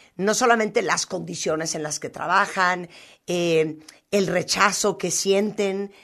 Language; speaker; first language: Spanish; native; Spanish